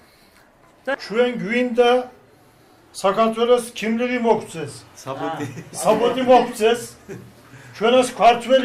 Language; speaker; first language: Georgian; early bilingual, heritage; Georgian